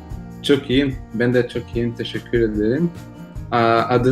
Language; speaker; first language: Turkish; non-native, learner; Portuguese